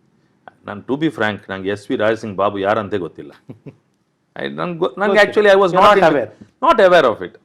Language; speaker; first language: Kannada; non-native, local second language; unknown